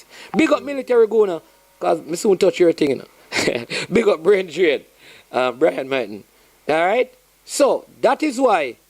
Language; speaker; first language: English; non-native, local second language; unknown